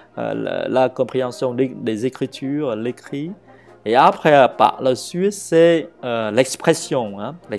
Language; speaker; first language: French; non-native, fluent; Vietnamese